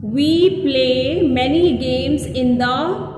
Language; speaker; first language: English; non-native, local second language; Hindi